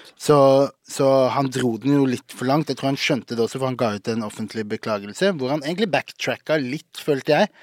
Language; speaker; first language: Norwegian; native; Norwegian